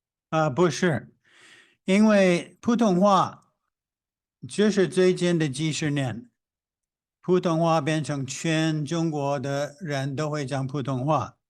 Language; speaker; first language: Chinese; non-native, fluent; English